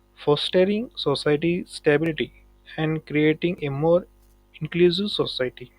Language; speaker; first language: English; non-native, local second language; Marathi